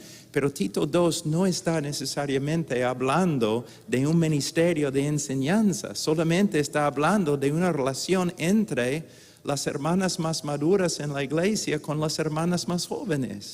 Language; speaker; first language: Spanish; non-native, fluent; English